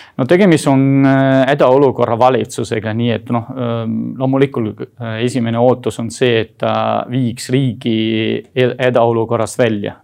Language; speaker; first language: Estonian; non-native, fluent; Italian